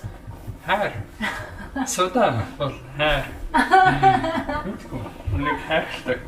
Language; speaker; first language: Mongolian; non-native, learner; English